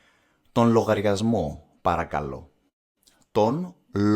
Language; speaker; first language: Greek; non-native, learner; English